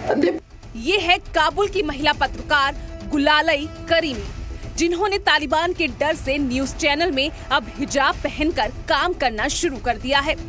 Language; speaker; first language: Hindi; native; Hindi